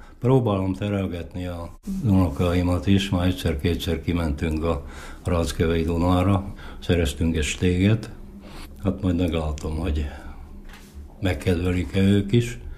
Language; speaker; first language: Hungarian; native; Hungarian